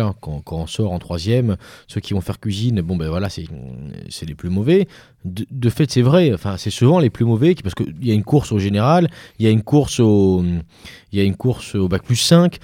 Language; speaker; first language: French; native; French